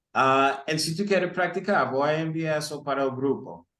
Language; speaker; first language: Spanish; early bilingual, heritage; Spanish